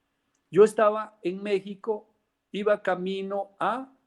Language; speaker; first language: Spanish; native; Spanish